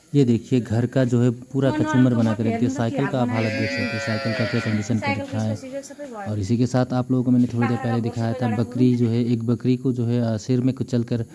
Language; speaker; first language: Hindi; non-native, local second language; Nepali